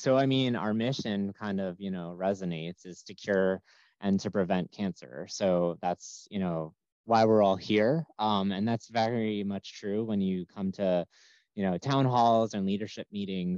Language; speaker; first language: English; native; English